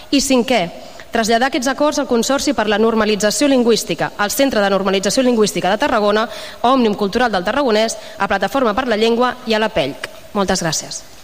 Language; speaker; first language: Catalan; native; Catalan